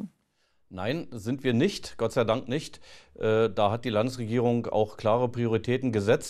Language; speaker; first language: German; native; German